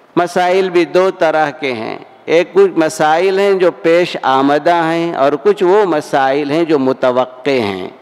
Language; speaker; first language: Urdu; native; Urdu